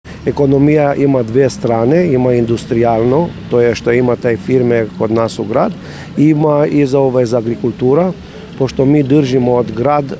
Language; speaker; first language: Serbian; non-native, learner; Romanian